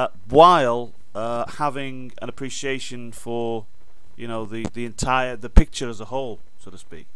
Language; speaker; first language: English; native; English